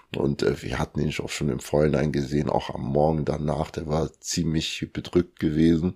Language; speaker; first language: German; early bilingual, other home language; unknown